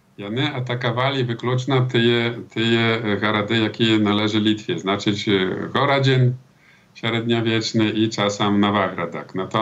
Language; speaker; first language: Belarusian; early bilingual, heritage; Belarusian